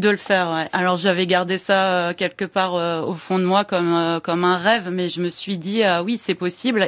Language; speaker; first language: French; early bilingual, other home language; Persian